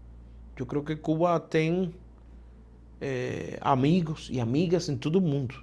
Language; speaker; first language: Portuguese; non-native, fluent; Spanish